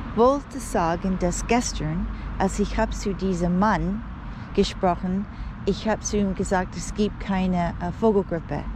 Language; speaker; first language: German; non-native, learner; English